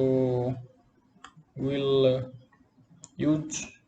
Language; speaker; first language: English; non-native, local second language; Odia